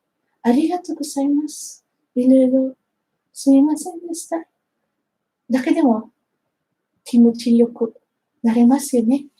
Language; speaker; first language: Japanese; non-native, fluent; Filipino